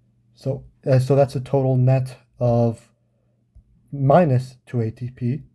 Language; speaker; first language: English; native; English